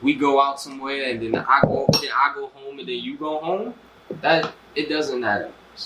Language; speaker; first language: English; native; English